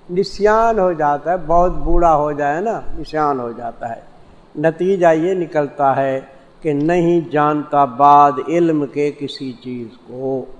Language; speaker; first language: Urdu; non-native, local second language; Saraiki